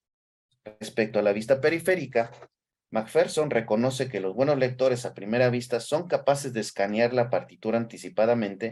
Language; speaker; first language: Spanish; native; Spanish